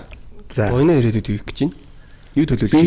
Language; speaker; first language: Mongolian; native; Mongolian